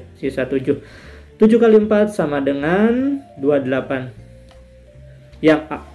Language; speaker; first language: Indonesian; native; Indonesian